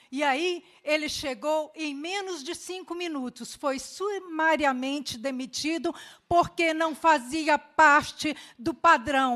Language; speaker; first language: Portuguese; native; Portuguese